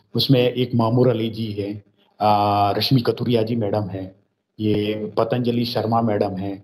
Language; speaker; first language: Hindi; native; Hindi